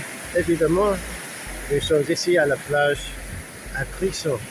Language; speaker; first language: French; non-native, learner; English